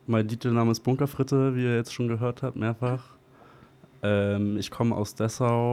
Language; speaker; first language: German; native; German